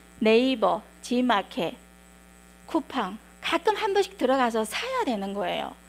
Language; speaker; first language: Korean; native; Korean